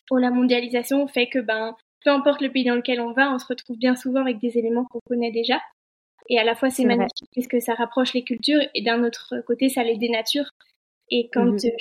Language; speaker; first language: French; native; French